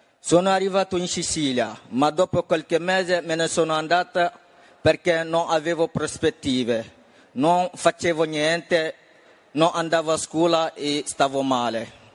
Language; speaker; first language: Italian; non-native, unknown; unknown